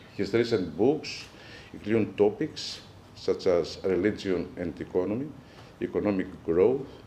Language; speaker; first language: English; non-native, fluent; Greek